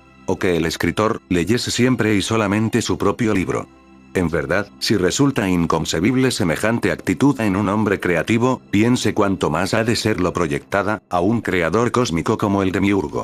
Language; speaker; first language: Spanish; native; Spanish